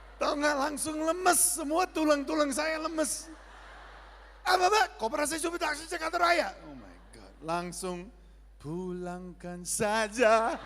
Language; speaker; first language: Indonesian; non-native, fluent; English